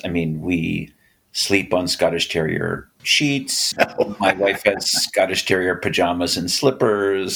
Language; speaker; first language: English; native; English